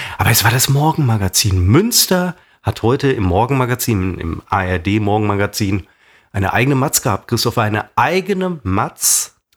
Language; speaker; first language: German; native; German